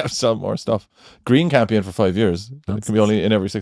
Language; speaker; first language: English; native; English